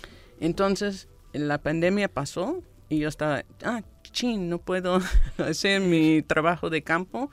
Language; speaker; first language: Spanish; non-native, fluent; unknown